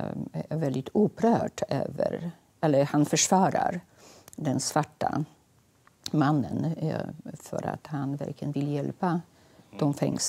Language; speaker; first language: Swedish; non-native, fluent; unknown